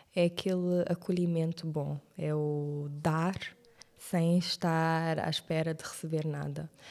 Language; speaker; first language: Portuguese; non-native, local second language; Kabuverdianu